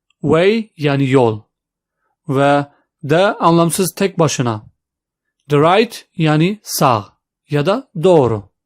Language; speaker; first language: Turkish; non-native, fluent; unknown